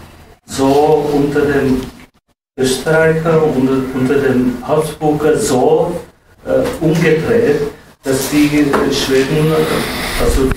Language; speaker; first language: German; non-native, fluent; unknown